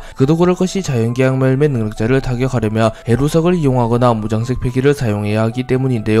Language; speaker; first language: Korean; native; Korean